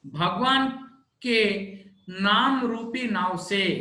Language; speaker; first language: Hindi; non-native, local second language; Telugu